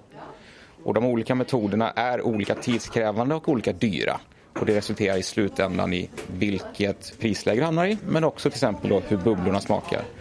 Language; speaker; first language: Swedish; native; Swedish